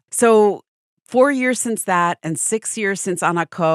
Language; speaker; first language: English; native; English